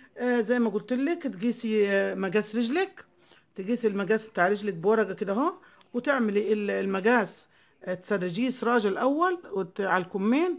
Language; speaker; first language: Arabic; native; Arabic